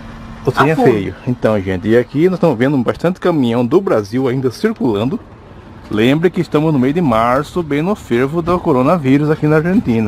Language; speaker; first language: Portuguese; native; Portuguese